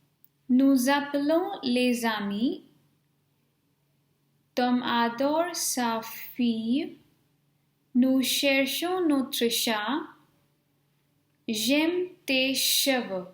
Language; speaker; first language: French; non-native, fluent; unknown